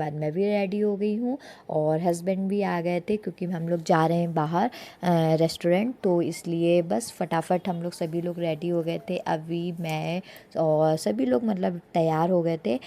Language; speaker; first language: Hindi; native; Hindi